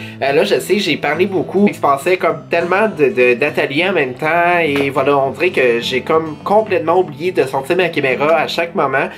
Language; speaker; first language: French; native; French